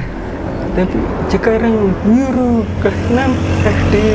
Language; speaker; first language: Indonesian; non-native, local second language; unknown